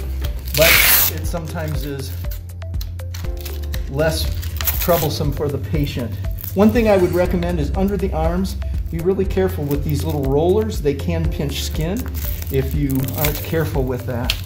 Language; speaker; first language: English; native; English